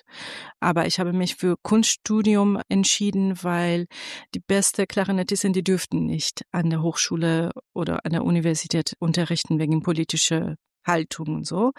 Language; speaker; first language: German; non-native, fluent; Persian